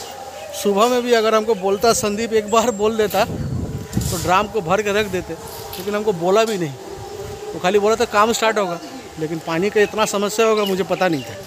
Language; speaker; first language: Hindi; native; Hindi